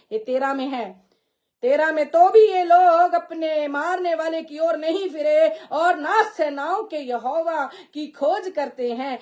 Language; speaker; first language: Hindi; non-native, local second language; Punjabi